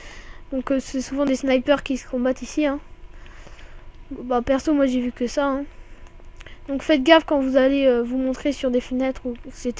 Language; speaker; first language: French; native; French